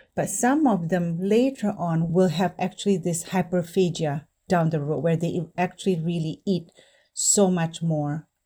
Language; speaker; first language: English; non-native, fluent; Indonesian